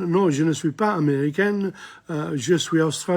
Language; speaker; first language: French; non-native, fluent; English